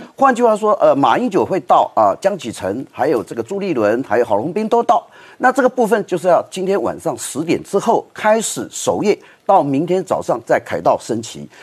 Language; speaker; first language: Chinese; native; Chinese